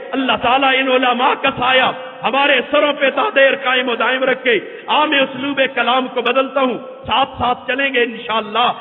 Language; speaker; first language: Urdu; non-native, local second language; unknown